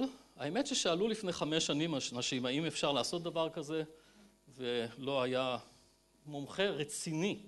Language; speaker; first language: Hebrew; native; Hebrew